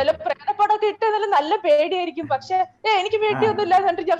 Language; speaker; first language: Malayalam; early bilingual, heritage; Malayalam